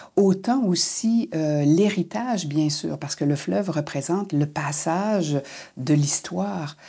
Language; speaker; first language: French; native; French